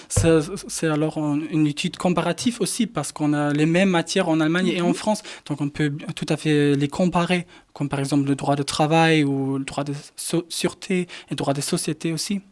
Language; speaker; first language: French; non-native, fluent; German